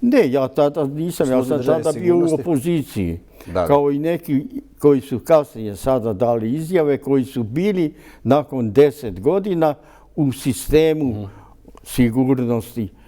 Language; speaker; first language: Croatian; native; Croatian